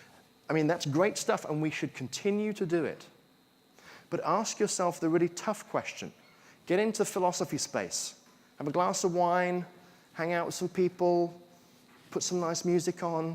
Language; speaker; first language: English; native; English